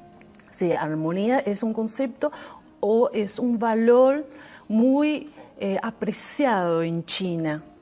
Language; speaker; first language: Spanish; non-native, learner; Chinese